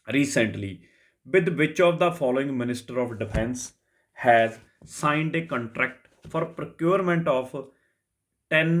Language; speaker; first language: English; non-native, local second language; Punjabi